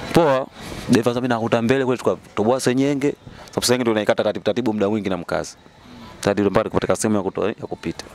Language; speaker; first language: Swahili; native; Swahili